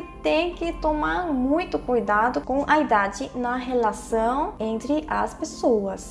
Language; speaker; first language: Portuguese; non-native, fluent; Korean